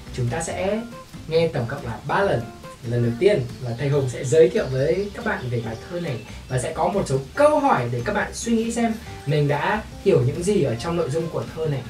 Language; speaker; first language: Vietnamese; native; Vietnamese